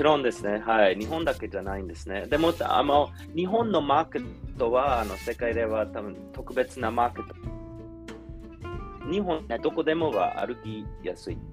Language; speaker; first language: Japanese; non-native, learner; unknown